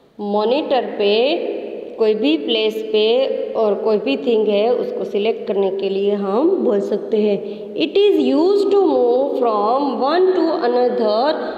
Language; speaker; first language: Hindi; non-native, local second language; Gujarati